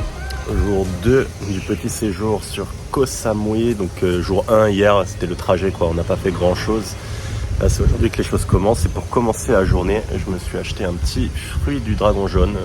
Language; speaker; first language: French; native; French